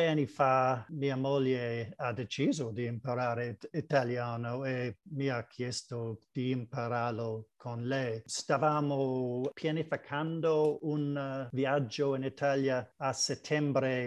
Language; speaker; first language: Italian; non-native, learner; English